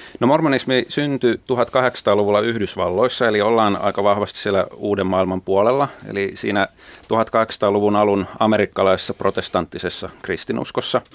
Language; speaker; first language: Finnish; native; Finnish